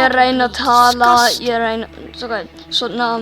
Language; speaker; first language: Icelandic; early bilingual, heritage; English